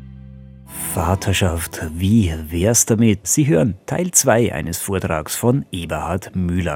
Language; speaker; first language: German; native; German